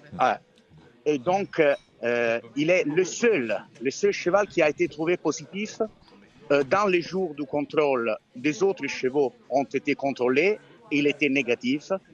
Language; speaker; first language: French; non-native, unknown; Italian